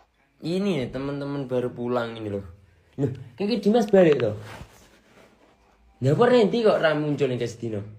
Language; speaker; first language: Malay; non-native, local second language; Javanese